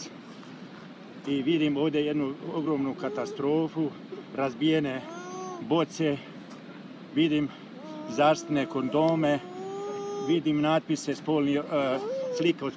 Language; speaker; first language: Croatian; native; Croatian